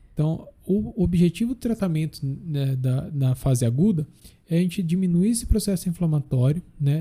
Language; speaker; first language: Portuguese; native; Portuguese